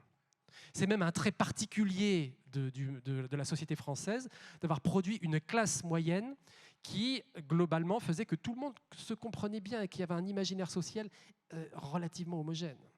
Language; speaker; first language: French; native; French